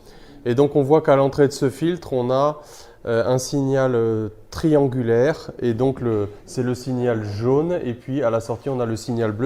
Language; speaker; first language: French; native; French